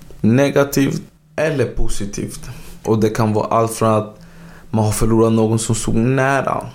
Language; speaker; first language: Swedish; early bilingual, other home language; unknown